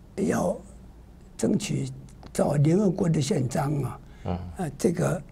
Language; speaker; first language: Chinese; non-native, local second language; Min Nan Chinese